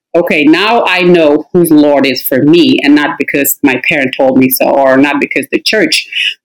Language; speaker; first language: English; non-native, fluent; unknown